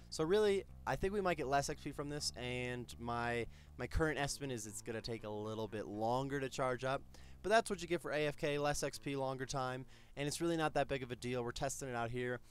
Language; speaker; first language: English; native; English